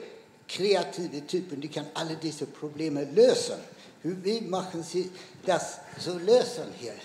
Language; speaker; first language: German; non-native, learner; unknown